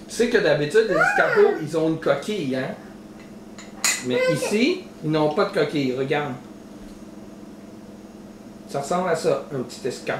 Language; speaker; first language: French; native; French